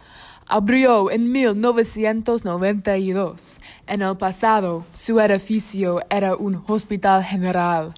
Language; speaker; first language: Spanish; non-native, learner; English